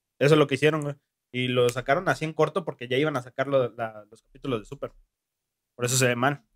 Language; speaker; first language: Spanish; native; Spanish